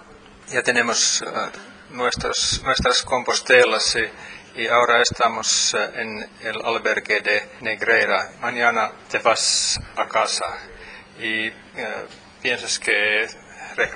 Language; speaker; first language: Spanish; non-native, learner; Finnish